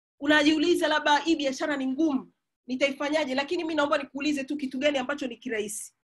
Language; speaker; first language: Swahili; native; Swahili